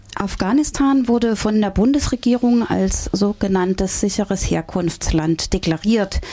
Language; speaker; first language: German; native; German